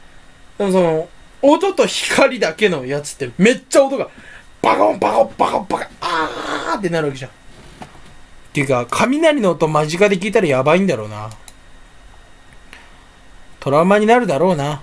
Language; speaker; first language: Japanese; native; Japanese